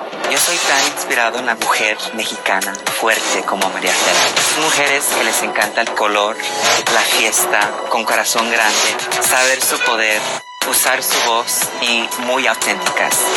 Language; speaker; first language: Spanish; early bilingual, heritage; Spanish